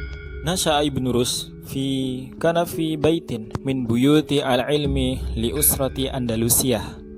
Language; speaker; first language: Arabic; non-native, learner; Indonesian